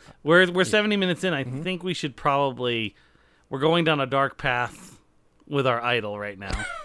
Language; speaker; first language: English; native; English